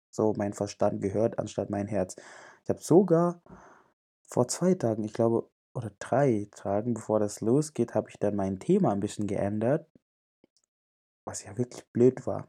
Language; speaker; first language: German; non-native, fluent; Indonesian